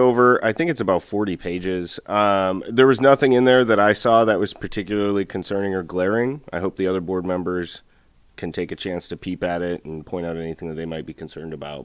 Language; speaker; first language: English; native; English